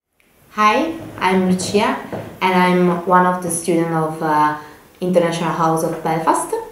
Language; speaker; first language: English; non-native, learner; Italian